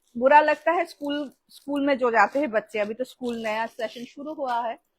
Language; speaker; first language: Hindi; non-native, local second language; Bangla